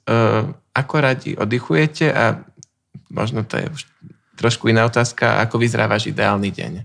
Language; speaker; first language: Slovak; native; Slovak